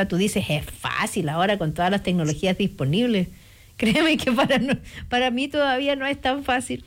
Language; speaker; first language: Spanish; native; Spanish